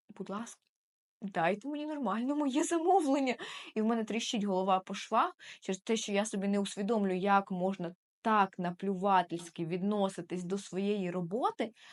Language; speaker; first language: Ukrainian; native; Ukrainian